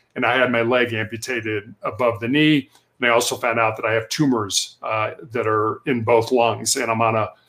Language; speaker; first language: English; native; English